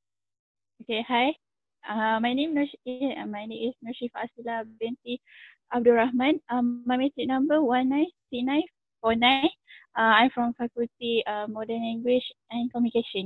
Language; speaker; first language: English; non-native, local second language; Malay